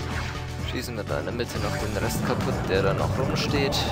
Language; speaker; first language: German; native; German